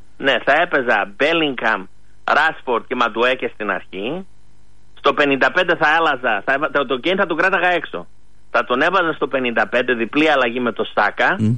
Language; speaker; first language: Greek; early bilingual, heritage; Greek